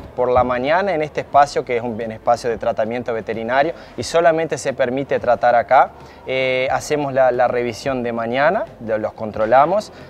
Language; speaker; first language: Spanish; early bilingual, heritage; Spanish